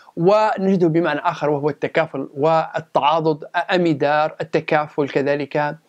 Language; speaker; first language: Arabic; native; Arabic